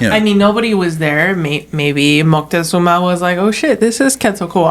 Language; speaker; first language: English; native; English